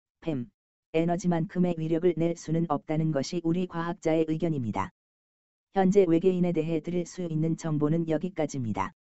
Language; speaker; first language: Korean; native; Korean